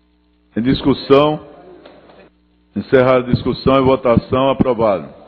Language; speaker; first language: Portuguese; native; Portuguese